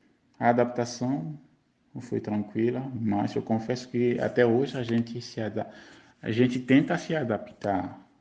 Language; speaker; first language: Portuguese; non-native, fluent; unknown